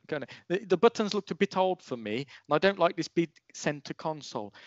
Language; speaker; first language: English; native; English